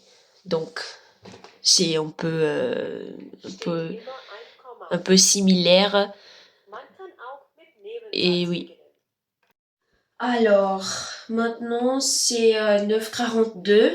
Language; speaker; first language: French; non-native, learner; Spanish